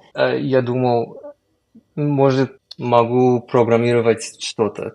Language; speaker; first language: Russian; non-native, fluent; English